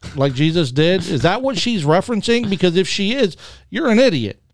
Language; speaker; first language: English; native; English